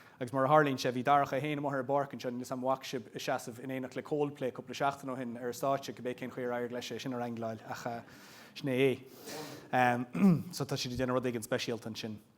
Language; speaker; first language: Irish; non-native, local second language; English